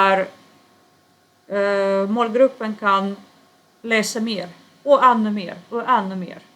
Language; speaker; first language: Swedish; non-native, fluent; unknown